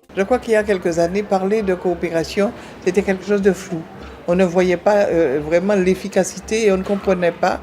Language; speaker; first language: French; native; French